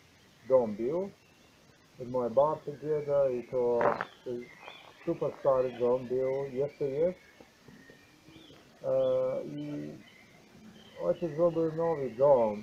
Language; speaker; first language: Polish; non-native, learner; Croatian